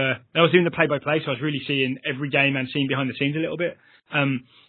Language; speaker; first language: English; native; English